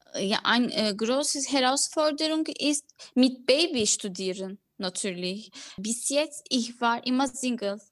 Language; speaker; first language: German; non-native, learner; Turkish